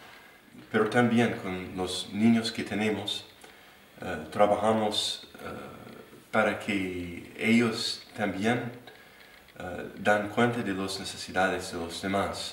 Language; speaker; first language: Spanish; non-native, fluent; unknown